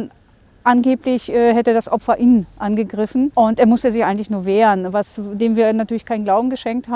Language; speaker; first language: German; native; German